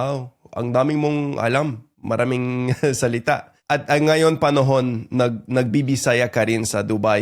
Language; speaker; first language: Filipino; non-native, fluent; English